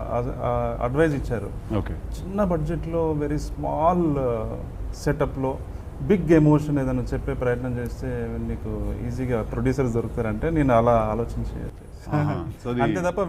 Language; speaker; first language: Telugu; native; Telugu